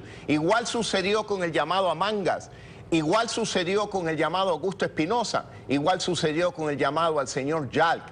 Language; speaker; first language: Spanish; native; Spanish